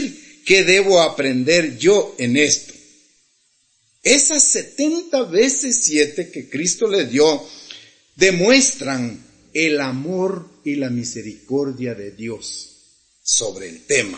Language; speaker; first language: Spanish; native; Spanish